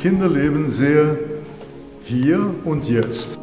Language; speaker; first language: German; non-native, fluent; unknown